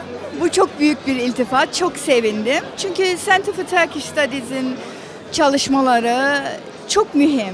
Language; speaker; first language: Turkish; early bilingual, heritage; Turkish